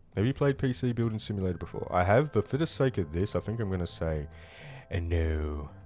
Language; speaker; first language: English; native; English